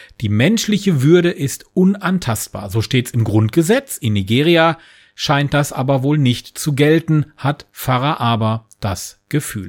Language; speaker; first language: German; native; German